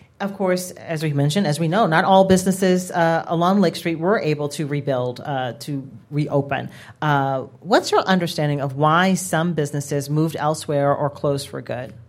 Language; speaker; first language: English; native; English